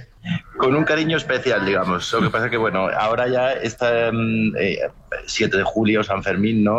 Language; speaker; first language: Spanish; native; Spanish